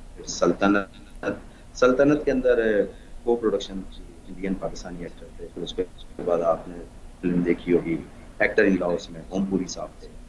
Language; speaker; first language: Urdu; native; Urdu